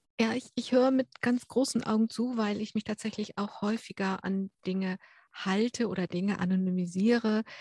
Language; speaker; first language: German; native; German